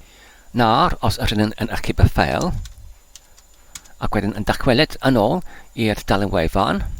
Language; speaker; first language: Welsh; non-native, learner; Polish